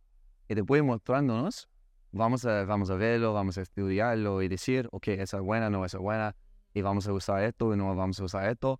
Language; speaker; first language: Spanish; non-native, learner; English